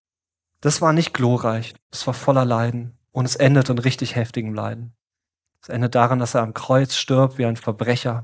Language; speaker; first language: German; native; German